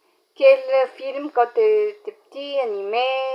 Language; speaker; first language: French; non-native, learner; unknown